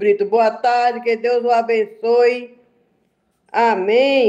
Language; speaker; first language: Portuguese; native; Portuguese